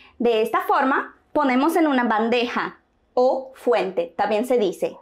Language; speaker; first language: Spanish; non-native, fluent; Portuguese